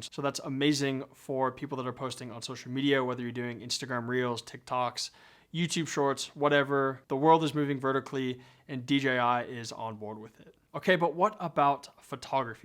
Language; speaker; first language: English; native; English